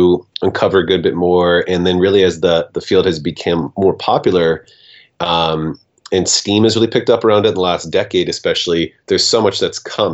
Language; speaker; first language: English; native; English